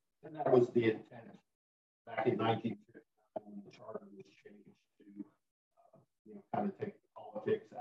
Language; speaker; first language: English; native; English